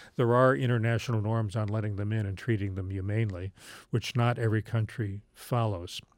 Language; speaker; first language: English; native; English